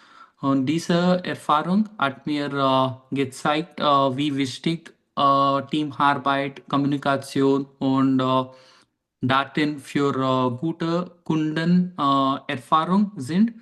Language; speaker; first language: German; non-native, fluent; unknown